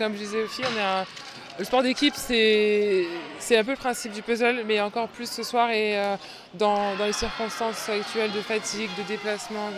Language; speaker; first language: French; native; French